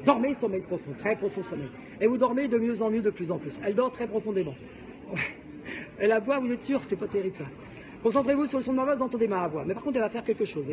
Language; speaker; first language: French; native; French